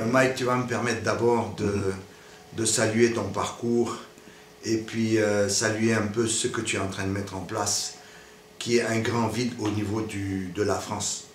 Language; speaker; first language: French; non-native, local second language; Wolof